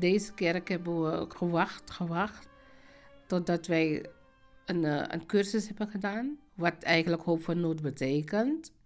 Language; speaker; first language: Dutch; non-native, fluent; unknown